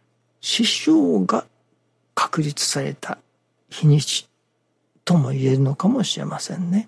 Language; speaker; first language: Japanese; native; Japanese